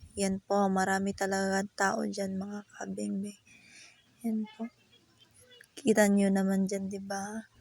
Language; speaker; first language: Filipino; non-native, local second language; Cebuano